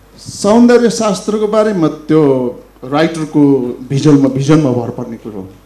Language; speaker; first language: Nepali; non-native, local second language; Limbu